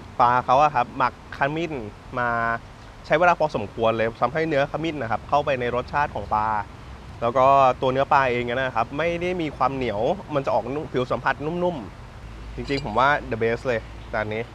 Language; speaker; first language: Thai; native; Thai